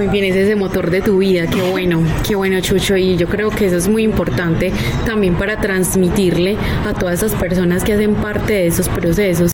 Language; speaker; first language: Spanish; native; Spanish